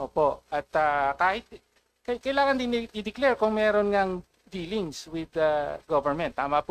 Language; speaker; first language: Filipino; native; Filipino